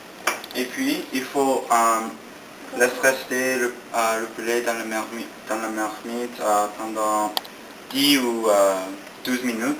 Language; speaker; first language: French; non-native, learner; English